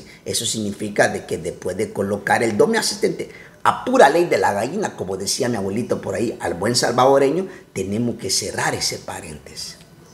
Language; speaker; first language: Spanish; native; Spanish